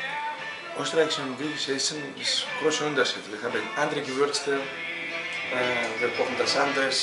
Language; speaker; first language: German; non-native, learner; Greek